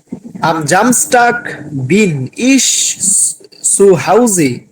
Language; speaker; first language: German; non-native, learner; Bangla